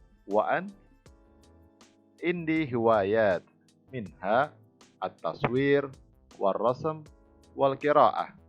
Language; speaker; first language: Arabic; non-native, fluent; Indonesian